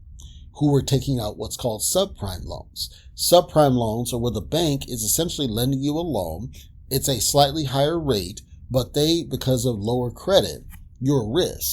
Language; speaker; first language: English; native; English